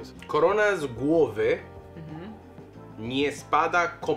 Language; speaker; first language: Polish; non-native, learner; Spanish